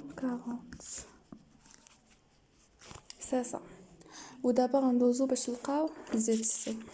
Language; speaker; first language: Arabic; native; Arabic